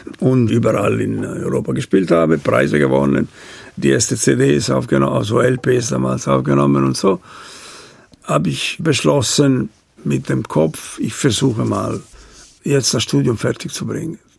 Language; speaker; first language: German; non-native, local second language; Italian